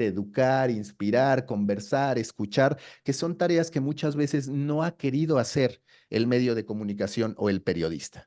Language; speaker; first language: Spanish; native; Spanish